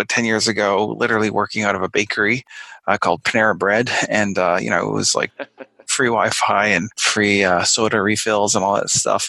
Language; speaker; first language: English; native; English